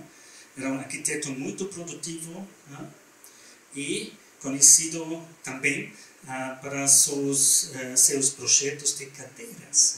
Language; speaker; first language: Portuguese; non-native, learner; German